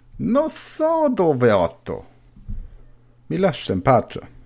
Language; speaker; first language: Italian; non-native, learner; German